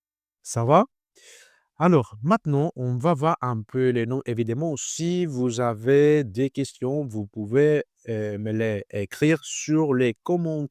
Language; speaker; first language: French; non-native, learner; Greek